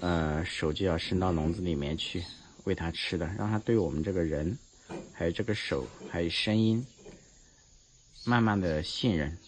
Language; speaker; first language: Chinese; native; Chinese